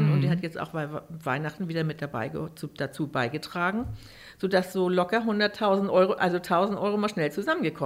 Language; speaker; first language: German; native; German